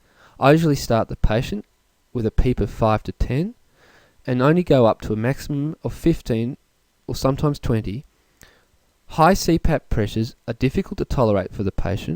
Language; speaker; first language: English; native; English